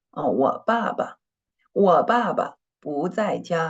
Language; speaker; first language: Chinese; non-native, fluent; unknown